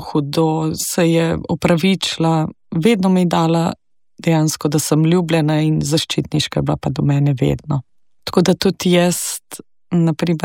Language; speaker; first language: Slovenian; native; Slovenian